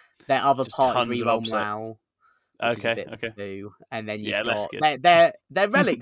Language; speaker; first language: English; native; English